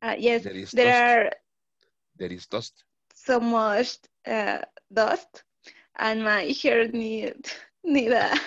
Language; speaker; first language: English; non-native, learner; Spanish